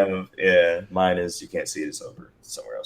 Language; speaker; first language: English; native; English